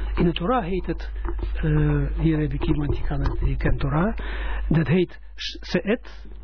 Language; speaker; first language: Dutch; non-native, fluent; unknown